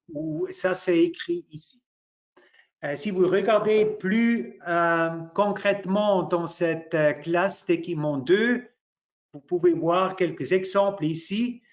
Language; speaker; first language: French; non-native, local second language; German